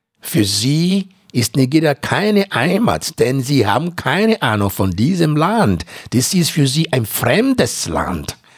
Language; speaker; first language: German; non-native, fluent; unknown